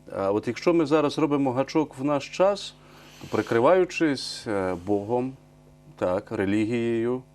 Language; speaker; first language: Ukrainian; native; Ukrainian